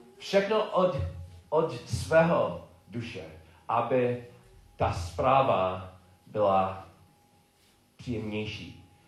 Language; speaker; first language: Czech; non-native, learner; English